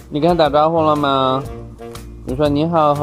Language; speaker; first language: Chinese; native; Chinese